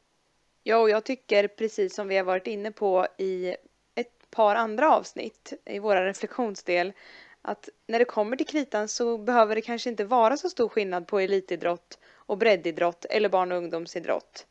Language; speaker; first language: Swedish; native; Swedish